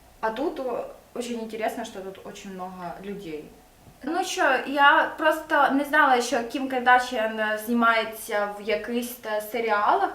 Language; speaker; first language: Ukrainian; non-native, local second language; Russian